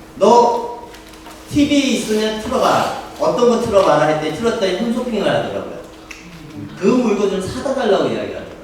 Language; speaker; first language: Korean; native; Korean